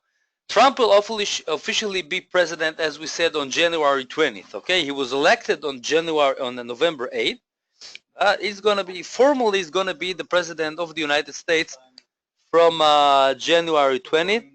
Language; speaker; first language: English; non-native, fluent; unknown